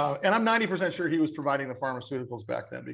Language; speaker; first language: English; native; English